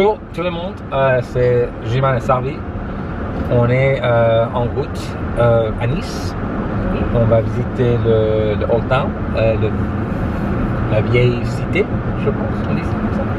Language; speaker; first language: French; non-native, learner; English